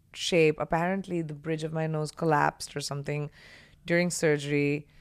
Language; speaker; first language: English; non-native, local second language; Hindi